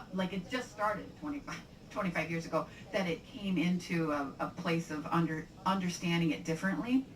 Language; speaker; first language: English; native; English